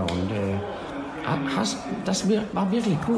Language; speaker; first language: German; non-native, learner; Danish